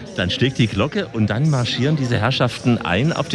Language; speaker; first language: German; native; German